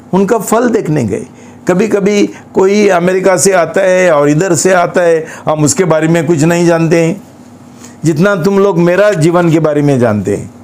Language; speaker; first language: Hindi; non-native, local second language; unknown